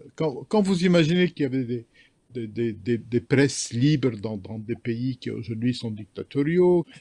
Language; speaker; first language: French; non-native, local second language; Arabic